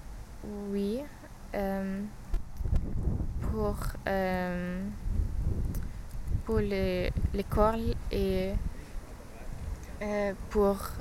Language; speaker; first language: French; non-native, learner; German